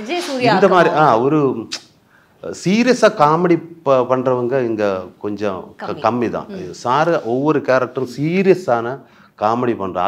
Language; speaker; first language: Tamil; non-native, learner; Malayalam